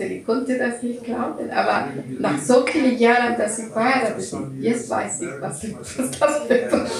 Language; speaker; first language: German; non-native, learner; Russian